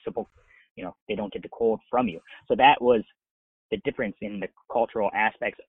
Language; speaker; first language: English; native; English